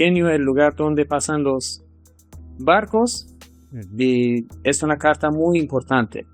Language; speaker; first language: Spanish; non-native, fluent; Persian